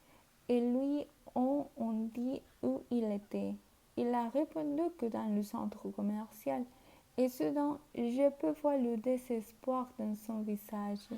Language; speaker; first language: French; non-native, learner; Spanish